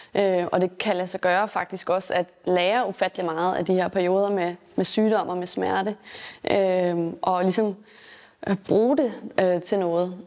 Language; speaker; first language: Danish; native; Danish